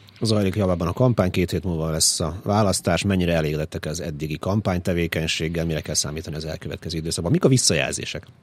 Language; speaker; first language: Hungarian; native; Hungarian